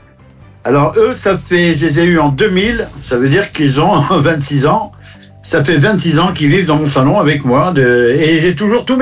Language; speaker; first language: French; native; French